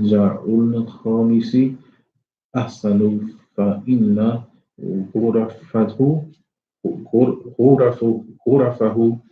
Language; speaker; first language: Arabic; non-native, learner; English